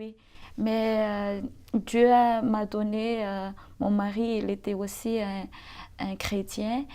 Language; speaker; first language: French; non-native, local second language; Malagasy